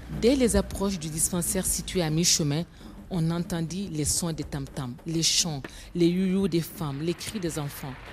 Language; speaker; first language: French; non-native, local second language; Bambara